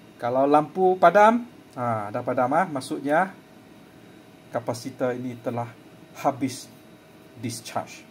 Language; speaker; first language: Malay; non-native, local second language; Chinese